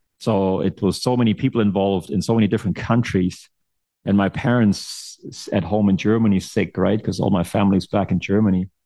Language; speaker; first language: English; non-native, fluent; German